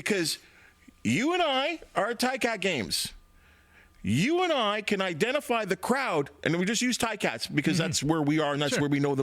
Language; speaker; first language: English; native; English